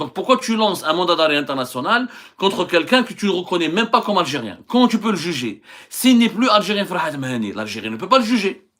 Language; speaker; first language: French; non-native, local second language; Arabic